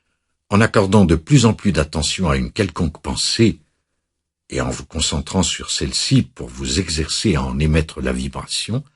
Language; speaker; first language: French; native; French